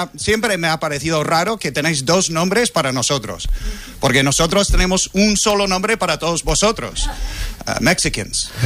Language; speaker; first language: Spanish; non-native, fluent; English